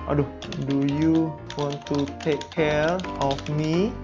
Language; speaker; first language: English; non-native, learner; Indonesian